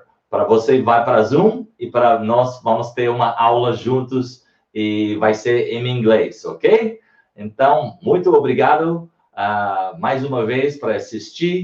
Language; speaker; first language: Portuguese; non-native, learner; English